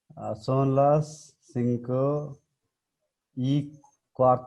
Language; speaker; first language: Spanish; non-native, learner; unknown